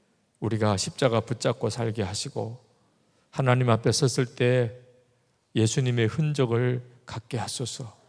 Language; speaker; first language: Korean; native; Korean